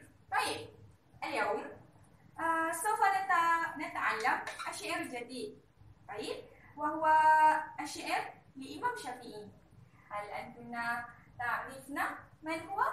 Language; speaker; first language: Arabic; non-native, learner; Malay